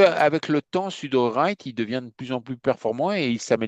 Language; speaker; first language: French; native; French